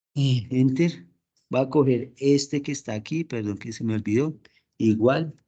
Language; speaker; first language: Spanish; native; Spanish